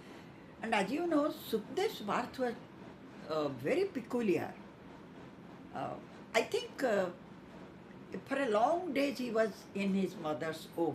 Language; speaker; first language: English; non-native, local second language; Odia